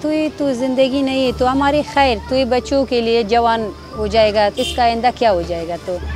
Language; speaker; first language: Hindi; non-native, learner; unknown